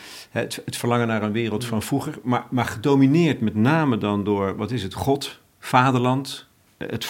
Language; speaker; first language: Dutch; native; Dutch